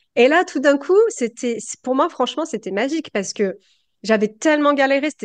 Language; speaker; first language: French; native; French